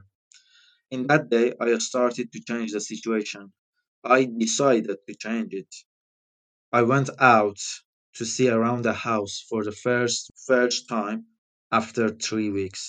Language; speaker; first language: English; non-native, fluent; Persian